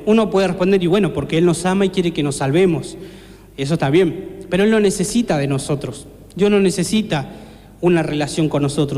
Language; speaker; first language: Spanish; native; Spanish